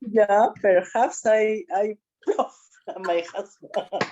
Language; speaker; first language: English; non-native, learner; Spanish